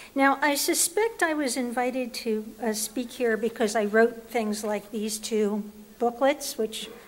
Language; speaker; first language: English; native; English